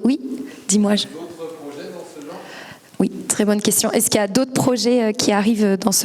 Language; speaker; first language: French; native; French